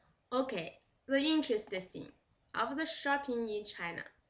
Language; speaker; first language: English; non-native, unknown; Chinese